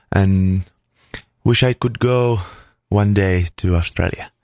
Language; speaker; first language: English; non-native, fluent; Catalan